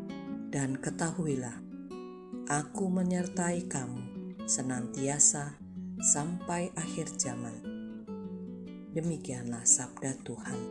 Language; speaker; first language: Indonesian; native; Indonesian